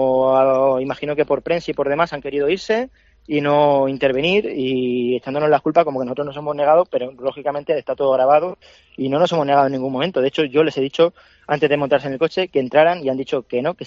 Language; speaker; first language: Spanish; native; Spanish